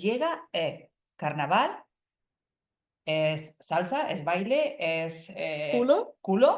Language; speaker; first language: Spanish; native; Spanish